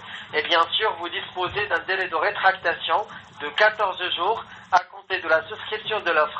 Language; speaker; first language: French; native; French